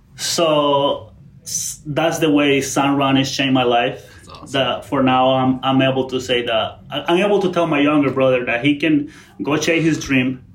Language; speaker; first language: English; non-native, fluent; Spanish